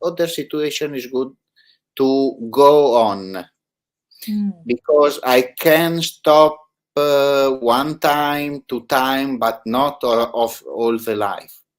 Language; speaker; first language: English; non-native, learner; Italian